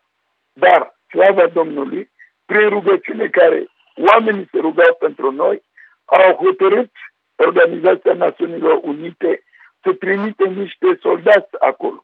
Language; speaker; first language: Romanian; non-native, fluent; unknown